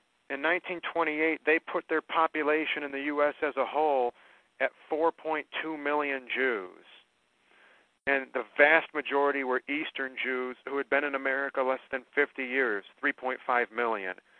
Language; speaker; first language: English; native; English